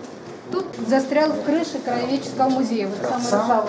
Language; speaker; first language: Russian; native; Russian